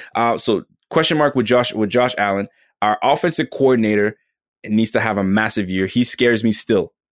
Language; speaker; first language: English; native; English